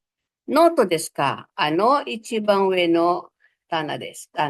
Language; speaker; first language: Japanese; non-native, fluent; Filipino